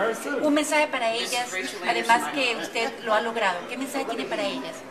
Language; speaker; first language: Spanish; native; Spanish